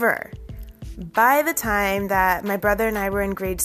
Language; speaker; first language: English; early bilingual, other home language; Urdu